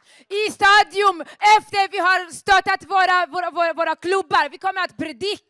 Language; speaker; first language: Swedish; non-native, fluent; Rundi